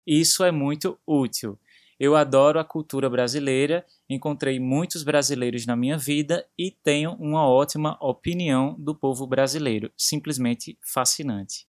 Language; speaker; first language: Portuguese; native; Portuguese